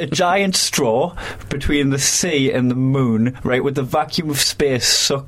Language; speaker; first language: English; native; English